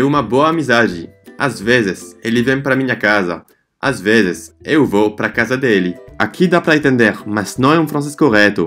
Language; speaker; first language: Portuguese; non-native, fluent; French